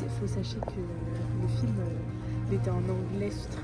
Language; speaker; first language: French; native; French